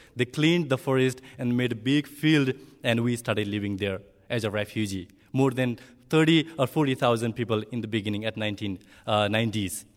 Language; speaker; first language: English; non-native, learner; Nepali